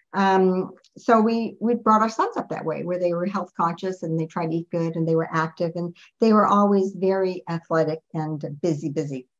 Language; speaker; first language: English; native; English